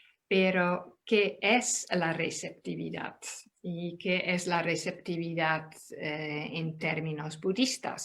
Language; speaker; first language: Spanish; non-native, fluent; Dutch